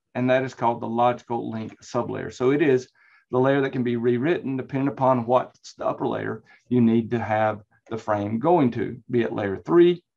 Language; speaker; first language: English; native; English